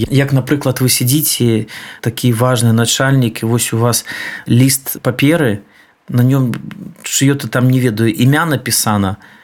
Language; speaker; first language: Belarusian; non-native, local second language; Russian